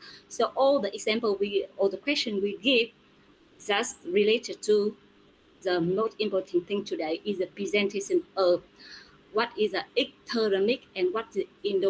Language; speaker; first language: English; non-native, fluent; Vietnamese